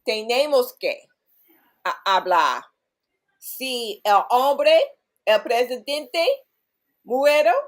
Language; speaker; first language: Spanish; non-native, learner; English